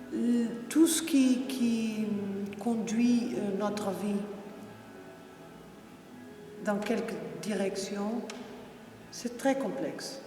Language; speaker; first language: French; non-native, fluent; Portuguese